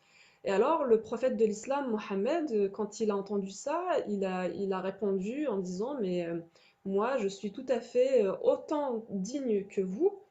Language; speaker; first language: French; native; French